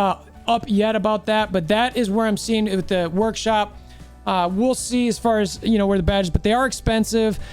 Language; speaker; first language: English; native; English